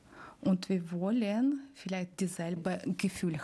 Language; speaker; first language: German; non-native, learner; Ukrainian